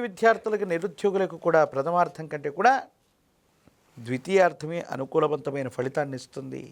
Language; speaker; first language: Telugu; native; Telugu